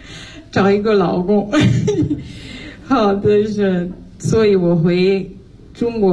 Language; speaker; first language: Chinese; non-native, fluent; French